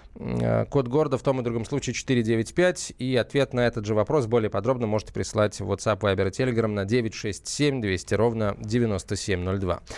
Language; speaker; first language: Russian; native; Russian